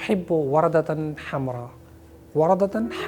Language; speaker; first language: Arabic; non-native, fluent; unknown